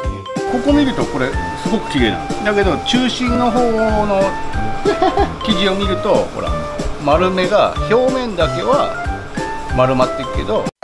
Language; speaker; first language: Japanese; native; Japanese